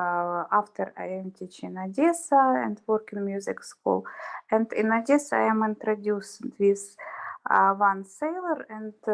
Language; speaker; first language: English; non-native, learner; Russian